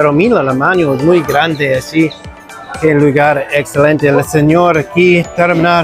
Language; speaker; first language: Spanish; non-native, learner; English